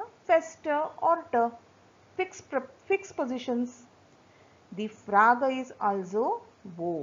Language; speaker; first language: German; non-native, fluent; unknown